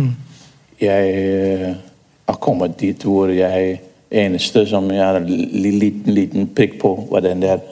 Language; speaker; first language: Norwegian; non-native, fluent; English